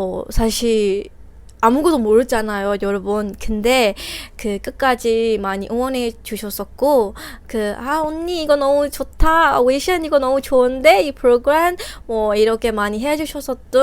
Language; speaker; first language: Korean; non-native, fluent; Burmese